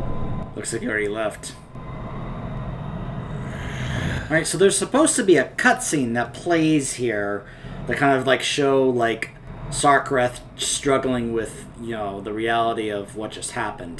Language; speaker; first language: English; native; English